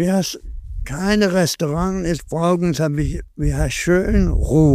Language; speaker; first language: German; non-native, learner; Danish